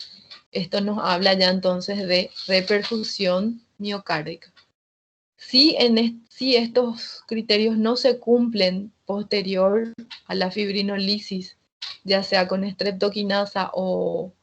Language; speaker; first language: Spanish; native; Spanish